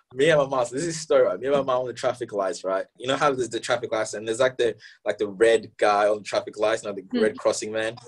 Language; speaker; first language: English; early bilingual, other home language; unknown